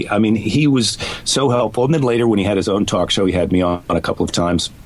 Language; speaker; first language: English; native; English